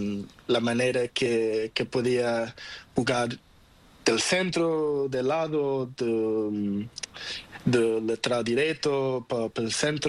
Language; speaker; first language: Spanish; non-native, learner; Portuguese